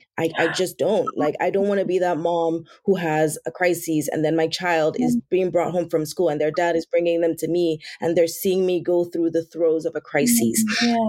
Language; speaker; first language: English; non-native, local second language; Yoruba